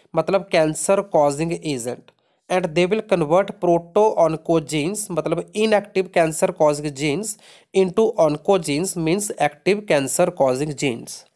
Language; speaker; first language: Hindi; non-native, local second language; Punjabi